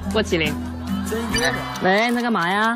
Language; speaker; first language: Chinese; native; Chinese